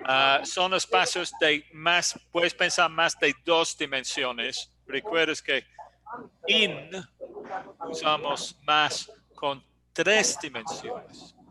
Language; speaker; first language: Spanish; non-native, learner; English